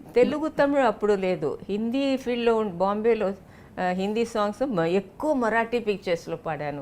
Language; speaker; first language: Telugu; non-native, local second language; Tamil